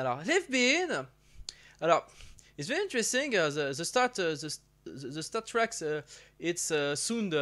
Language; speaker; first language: English; non-native, learner; French